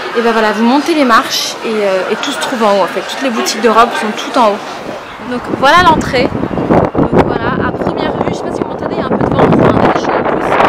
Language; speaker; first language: French; native; French